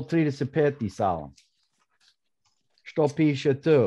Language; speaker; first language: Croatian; early bilingual, heritage; Croatian